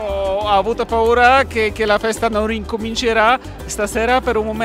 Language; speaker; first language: Italian; non-native, learner; Polish